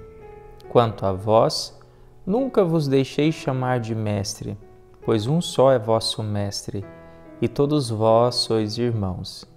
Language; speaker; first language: Portuguese; native; Portuguese